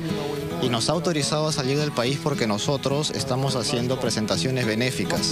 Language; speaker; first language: Spanish; non-native, fluent; Ukrainian